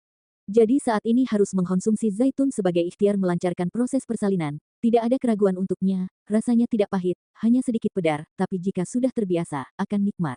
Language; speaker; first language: Indonesian; native; Indonesian